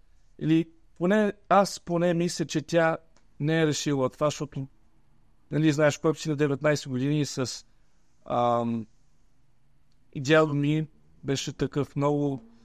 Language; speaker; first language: Bulgarian; early bilingual, heritage; Bulgarian